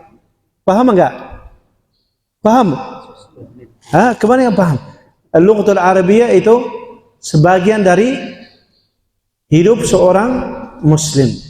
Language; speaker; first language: Indonesian; non-native, fluent; Dutch